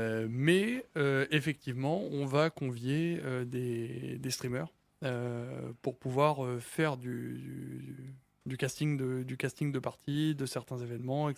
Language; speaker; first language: French; native; French